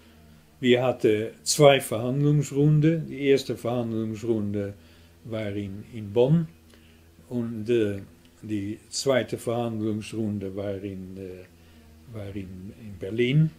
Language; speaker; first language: German; non-native, fluent; Dutch